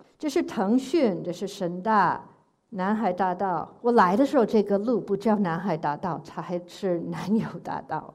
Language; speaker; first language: Chinese; non-native, fluent; English